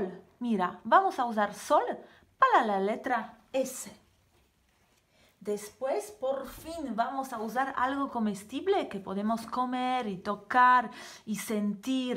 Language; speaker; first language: Spanish; non-native, fluent; Polish